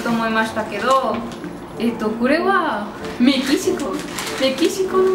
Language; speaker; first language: Japanese; non-native, learner; Spanish